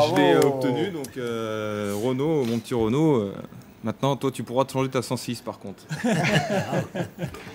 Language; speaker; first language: French; native; French